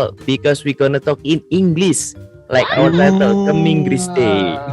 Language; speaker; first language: English; non-native, learner; Indonesian